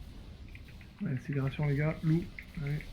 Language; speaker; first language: French; native; French